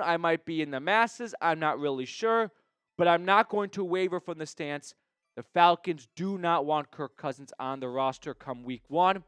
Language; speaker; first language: English; native; English